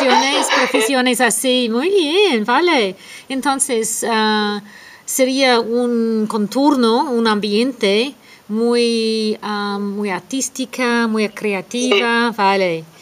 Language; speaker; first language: Spanish; non-native, fluent; English